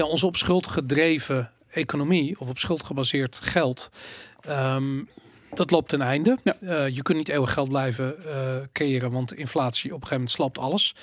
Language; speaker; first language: Dutch; native; Dutch